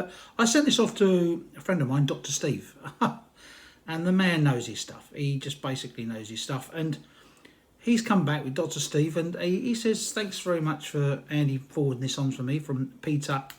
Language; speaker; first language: English; native; English